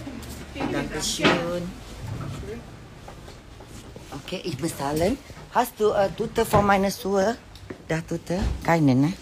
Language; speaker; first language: German; non-native, learner; Indonesian